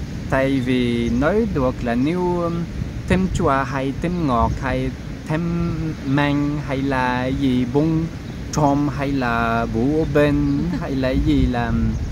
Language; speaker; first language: Vietnamese; non-native, learner; French